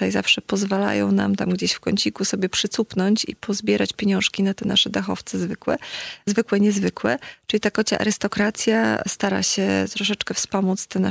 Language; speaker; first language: Polish; native; Polish